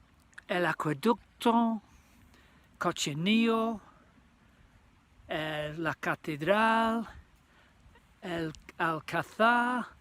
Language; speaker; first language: Spanish; non-native, learner; English